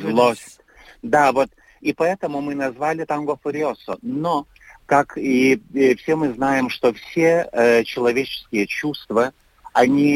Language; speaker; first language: Russian; non-native, fluent; Lithuanian